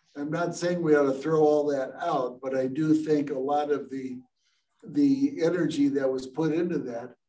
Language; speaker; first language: English; native; English